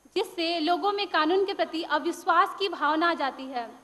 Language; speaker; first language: Hindi; native; Hindi